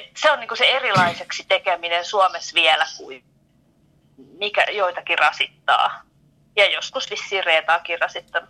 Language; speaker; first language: Finnish; native; Finnish